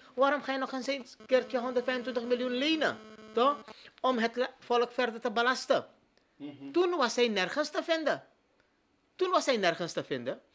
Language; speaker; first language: Dutch; native; Dutch